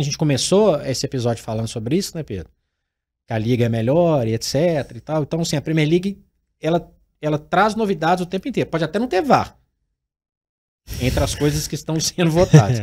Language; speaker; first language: Portuguese; native; Portuguese